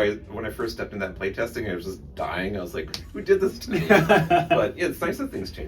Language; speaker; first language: English; native; English